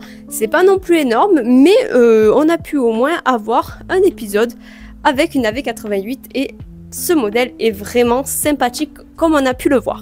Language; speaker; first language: French; native; French